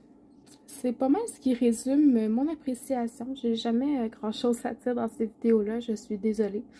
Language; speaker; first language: French; native; French